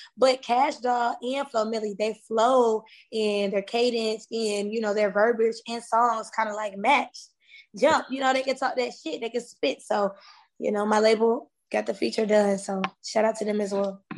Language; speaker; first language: English; native; English